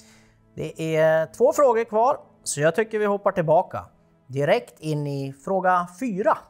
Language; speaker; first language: Swedish; native; Swedish